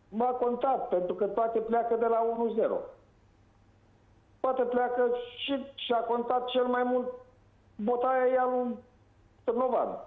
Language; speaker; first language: Romanian; native; Romanian